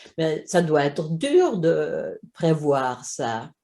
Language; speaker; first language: French; non-native, fluent; Swedish